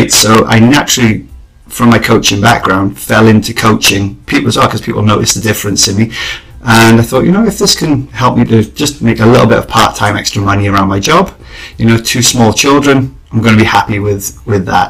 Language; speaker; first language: English; native; English